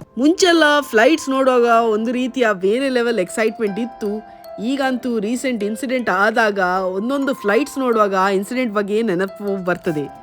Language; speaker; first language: Kannada; non-native, local second language; Tulu